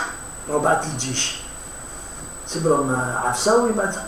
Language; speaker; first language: Arabic; native; Arabic